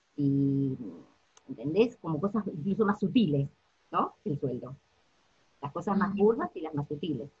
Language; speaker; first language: Spanish; native; Spanish